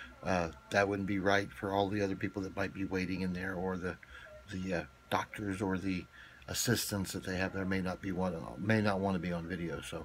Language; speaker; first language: English; native; English